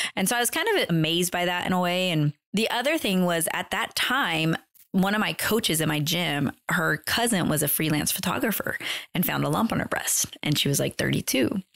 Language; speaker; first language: English; native; English